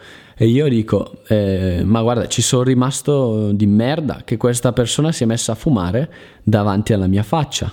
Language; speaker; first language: Italian; native; Italian